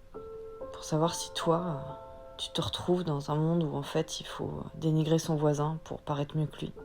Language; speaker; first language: French; native; French